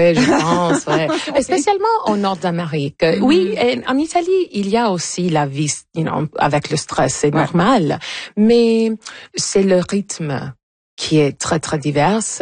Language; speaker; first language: French; non-native, local second language; English